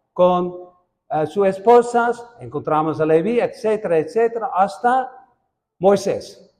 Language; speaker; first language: Spanish; non-native, fluent; Dutch